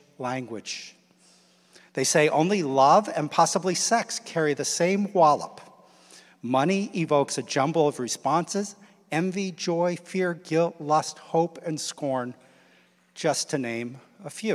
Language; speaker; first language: English; native; English